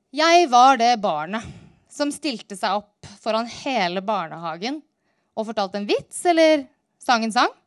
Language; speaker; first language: Norwegian; native; Norwegian